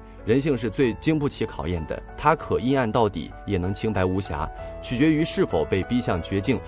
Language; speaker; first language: Chinese; native; Chinese